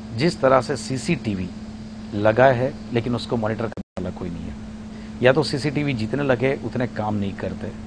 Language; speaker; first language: Hindi; non-native, local second language; Gujarati